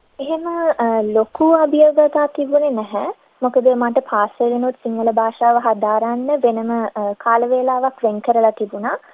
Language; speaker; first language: Sinhala; early bilingual, heritage; Sinhala